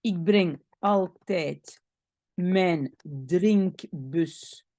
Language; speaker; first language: Dutch; non-native, fluent; French